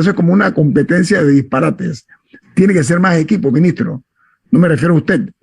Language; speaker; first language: Spanish; native; Spanish